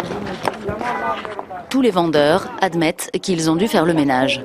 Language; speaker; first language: French; native; French